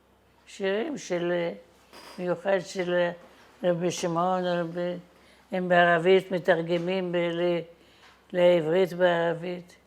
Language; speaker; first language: Hebrew; non-native, fluent; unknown